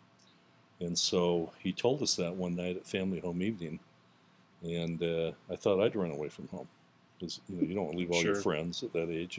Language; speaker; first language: English; native; English